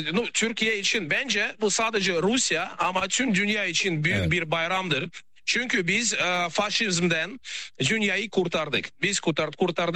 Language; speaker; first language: Turkish; non-native, fluent; Russian